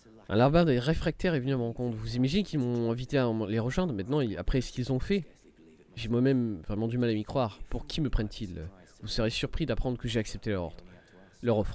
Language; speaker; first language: French; native; French